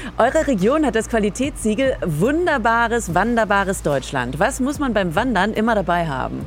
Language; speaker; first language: German; native; German